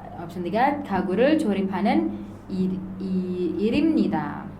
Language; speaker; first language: Korean; non-native, fluent; Indonesian